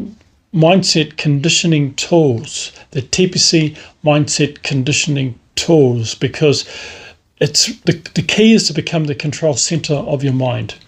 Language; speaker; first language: English; native; English